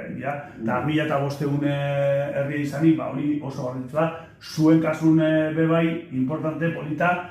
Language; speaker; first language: Basque; non-native, local second language; Spanish